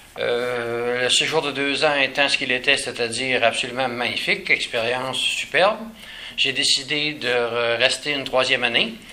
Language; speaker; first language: French; native; French